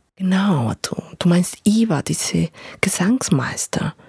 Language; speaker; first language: German; non-native, fluent; Spanish